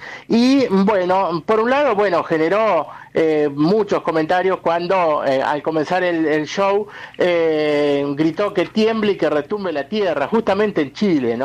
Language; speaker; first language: Spanish; native; Spanish